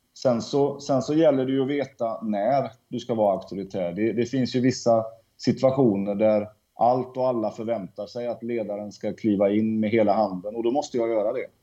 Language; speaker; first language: Swedish; native; Swedish